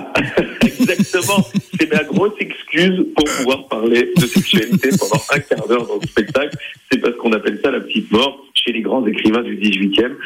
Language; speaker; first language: French; native; French